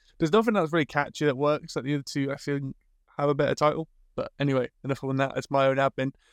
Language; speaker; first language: English; native; English